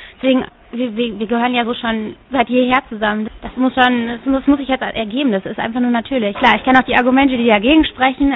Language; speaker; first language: German; native; German